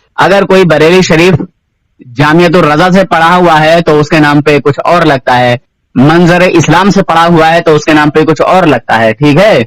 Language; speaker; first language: Urdu; native; Urdu